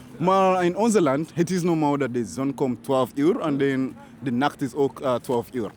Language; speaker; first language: Dutch; non-native, learner; Ganda